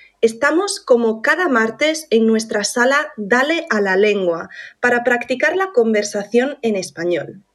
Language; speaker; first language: Spanish; native; Spanish